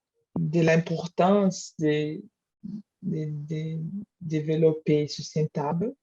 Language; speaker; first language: French; non-native, learner; Portuguese